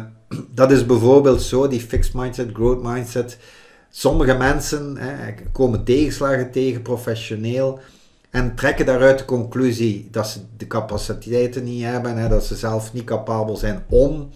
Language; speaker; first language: Dutch; native; Dutch